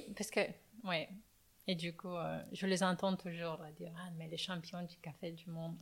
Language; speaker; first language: French; non-native, fluent; Romanian